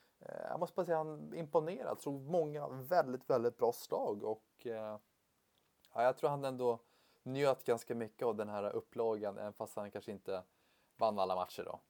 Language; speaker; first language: Swedish; native; Swedish